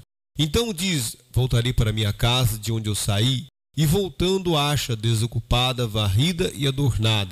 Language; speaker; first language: Portuguese; native; Portuguese